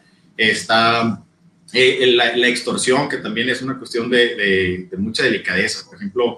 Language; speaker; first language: Spanish; native; Spanish